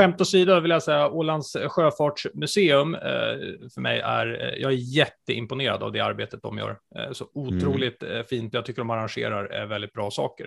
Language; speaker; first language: Swedish; native; Swedish